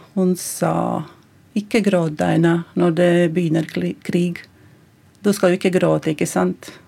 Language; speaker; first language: Norwegian; non-native, fluent; Latvian